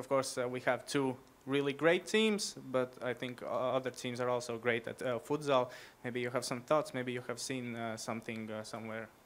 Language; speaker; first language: English; non-native, fluent; Latvian